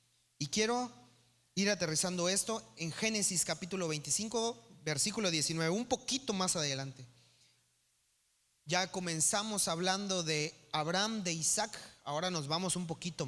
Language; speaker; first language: Spanish; native; Spanish